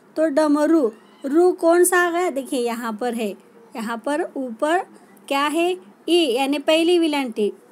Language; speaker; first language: Hindi; non-native, local second language; Marathi